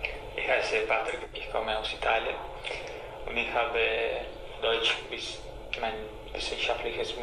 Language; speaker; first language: German; non-native, learner; Italian